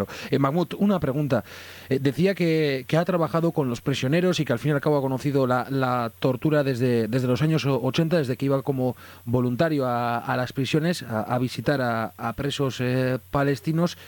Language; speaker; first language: Spanish; native; Spanish